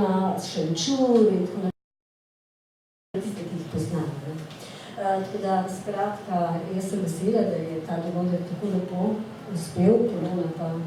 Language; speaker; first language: Slovenian; native; Slovenian